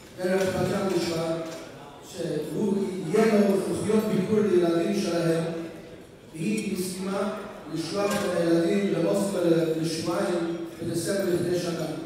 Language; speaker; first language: Hebrew; non-native, fluent; English